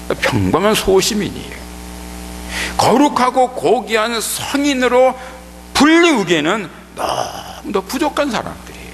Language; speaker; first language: Korean; native; Korean